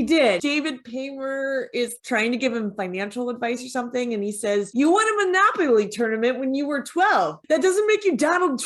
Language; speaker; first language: English; native; English